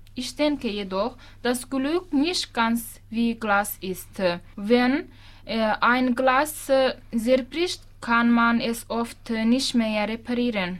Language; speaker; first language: German; non-native, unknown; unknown